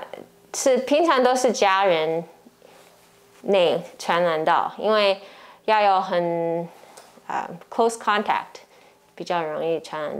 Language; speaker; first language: Chinese; early bilingual, heritage; English